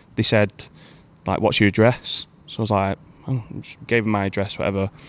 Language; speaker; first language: English; native; English